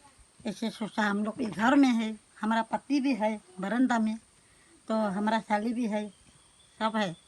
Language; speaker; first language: Hindi; non-native, local second language; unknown